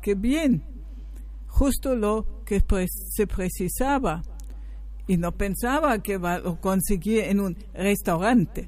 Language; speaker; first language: Spanish; non-native, fluent; German